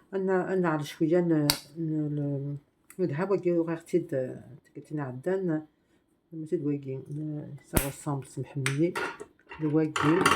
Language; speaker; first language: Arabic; non-native, local second language; Kabyle